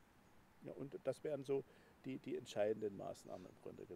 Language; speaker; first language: German; native; German